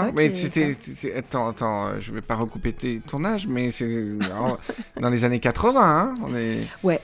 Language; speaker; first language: French; native; French